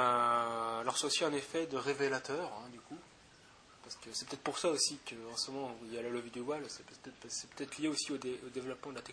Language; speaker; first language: French; native; French